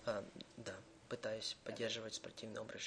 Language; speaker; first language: Russian; early bilingual, heritage; Russian